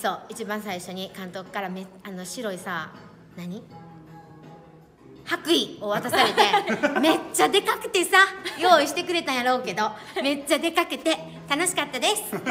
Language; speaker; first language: Japanese; native; Japanese